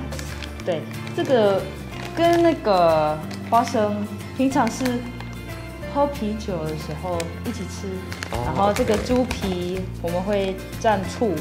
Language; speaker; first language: Chinese; non-native, fluent; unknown